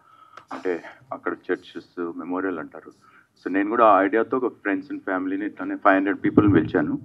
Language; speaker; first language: Telugu; native; Telugu